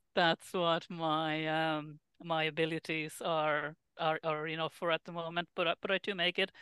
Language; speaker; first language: English; non-native, fluent; Finnish